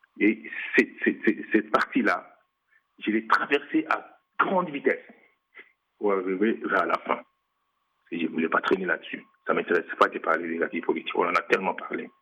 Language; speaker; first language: French; non-native, local second language; Lingala